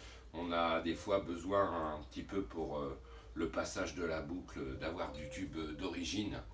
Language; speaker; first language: French; native; French